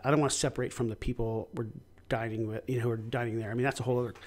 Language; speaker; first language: English; native; English